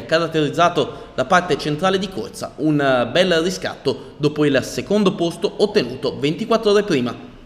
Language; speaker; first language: Italian; native; Italian